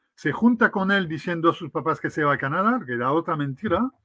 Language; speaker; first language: Spanish; non-native, fluent; French